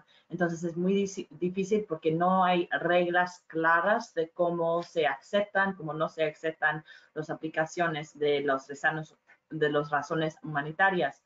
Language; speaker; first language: Spanish; non-native, fluent; English